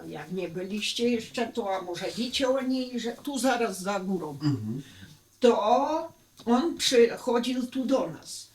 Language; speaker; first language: Polish; early bilingual, heritage; Polish